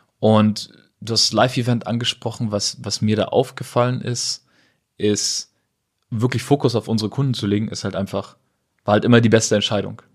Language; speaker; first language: German; native; German